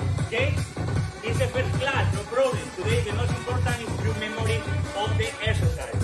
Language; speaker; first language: English; non-native, learner; Spanish